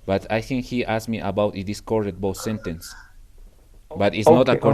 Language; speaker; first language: English; non-native, learner; Spanish